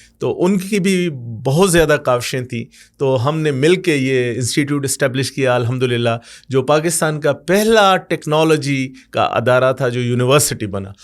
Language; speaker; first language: Urdu; non-native, local second language; Sindhi